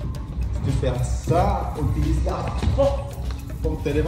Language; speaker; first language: French; non-native, learner; Spanish